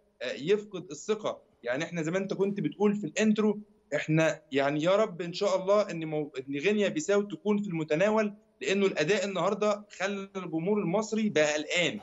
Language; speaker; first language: Arabic; native; Arabic